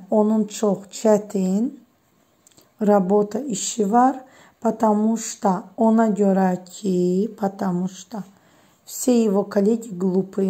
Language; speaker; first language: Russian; non-native, fluent; Azerbaijani